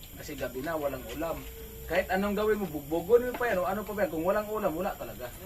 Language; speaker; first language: Filipino; non-native, local second language; Masbatenyo